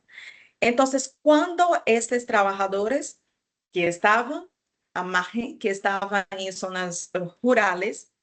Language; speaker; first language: Spanish; non-native, fluent; Portuguese